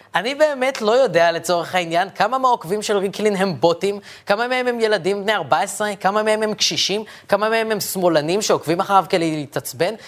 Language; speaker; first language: Hebrew; early bilingual, other home language; Arabic